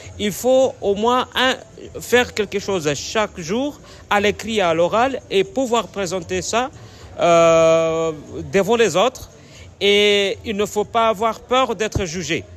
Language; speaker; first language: French; non-native, fluent; Swahili